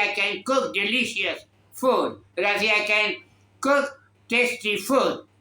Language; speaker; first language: English; non-native, local second language; Urdu